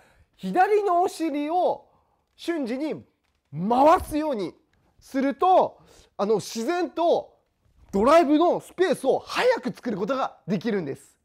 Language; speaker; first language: Japanese; native; Japanese